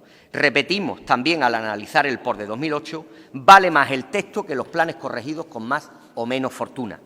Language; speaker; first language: Spanish; native; Spanish